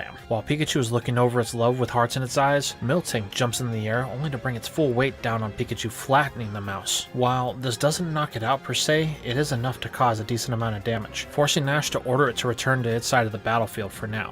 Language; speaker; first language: English; native; English